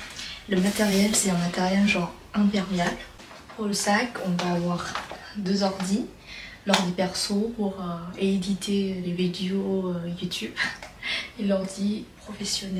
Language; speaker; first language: French; non-native, fluent; Vietnamese